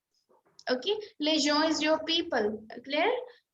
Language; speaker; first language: English; non-native, local second language; Hindi